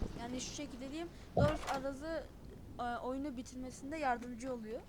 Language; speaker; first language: Turkish; native; Turkish